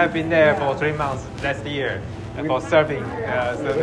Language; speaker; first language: English; non-native, learner; Chinese